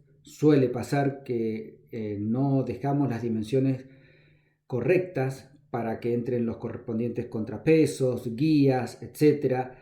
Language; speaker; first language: Spanish; native; Spanish